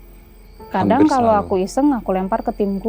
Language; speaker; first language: Indonesian; native; Indonesian